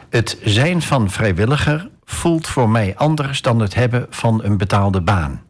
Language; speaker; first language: Dutch; native; Dutch